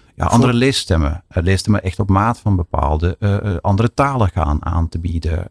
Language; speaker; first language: Dutch; native; Dutch